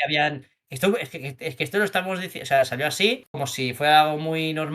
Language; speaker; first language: Spanish; native; Spanish